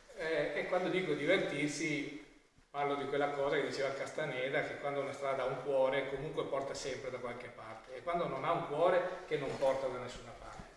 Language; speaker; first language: Italian; native; Italian